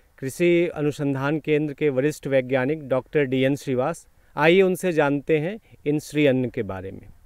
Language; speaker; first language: Hindi; native; Hindi